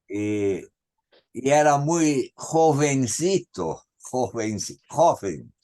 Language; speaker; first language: Spanish; non-native, learner; Portuguese